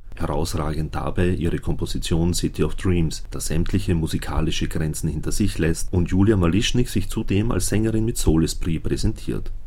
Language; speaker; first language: German; native; German